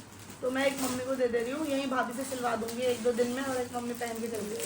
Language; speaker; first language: Hindi; native; Hindi